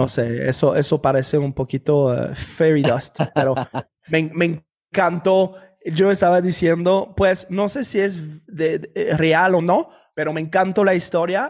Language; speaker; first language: Spanish; non-native, fluent; French